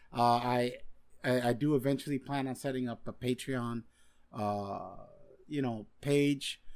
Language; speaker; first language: English; non-native, fluent; Spanish